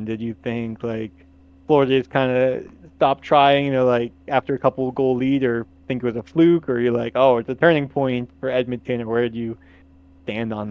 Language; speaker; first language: English; native; English